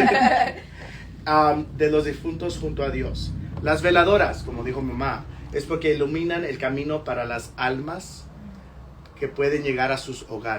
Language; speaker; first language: Spanish; early bilingual, heritage; Spanish